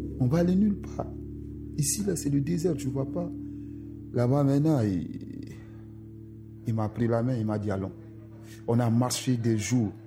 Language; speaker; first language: French; non-native, local second language; Susu